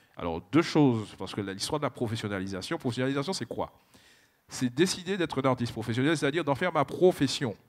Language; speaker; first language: French; native; French